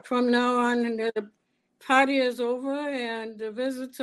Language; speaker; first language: English; non-native, fluent; German